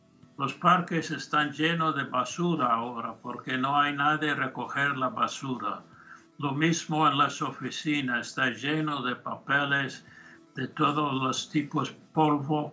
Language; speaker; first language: Spanish; non-native, fluent; English